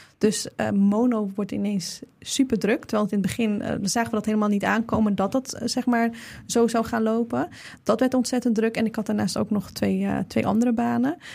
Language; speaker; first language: Dutch; early bilingual, other home language; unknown